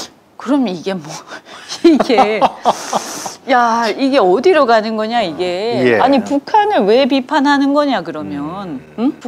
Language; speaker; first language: Korean; native; Korean